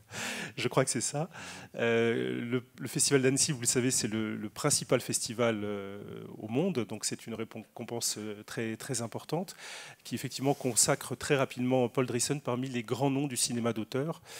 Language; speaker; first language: French; native; French